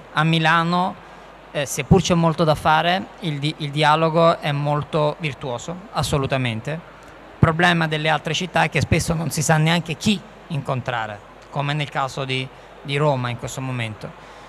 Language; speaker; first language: Italian; native; Italian